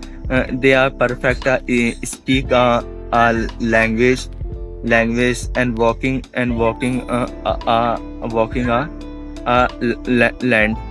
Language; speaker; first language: English; non-native, learner; Hindi